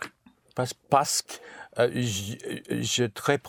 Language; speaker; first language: French; non-native, learner; English